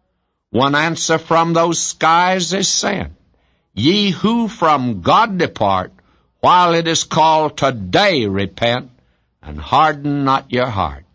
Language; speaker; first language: English; native; English